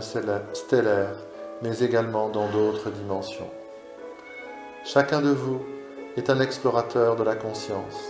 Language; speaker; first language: French; native; French